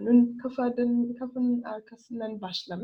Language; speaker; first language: Turkish; non-native, learner; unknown